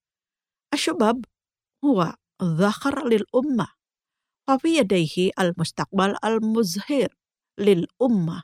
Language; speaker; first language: Arabic; non-native, fluent; Indonesian